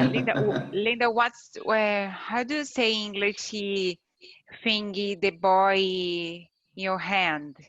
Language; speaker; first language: English; non-native, learner; Portuguese